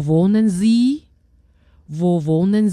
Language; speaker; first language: German; non-native, fluent; Chinese